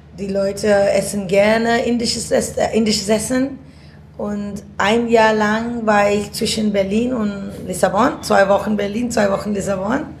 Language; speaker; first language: German; non-native, fluent; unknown